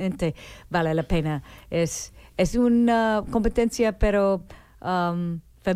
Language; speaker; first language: Spanish; non-native, learner; English